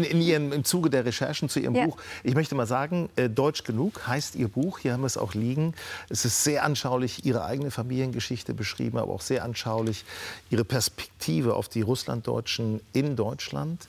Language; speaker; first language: German; native; German